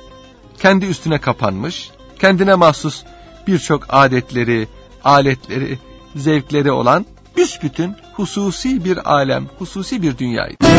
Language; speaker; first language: Turkish; native; Turkish